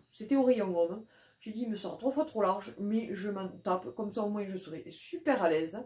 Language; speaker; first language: French; native; French